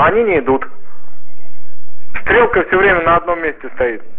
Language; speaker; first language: Russian; native; Russian